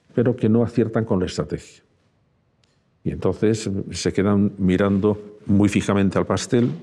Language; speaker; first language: Spanish; native; Spanish